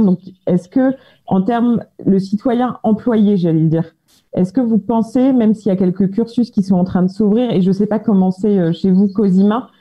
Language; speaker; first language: French; native; French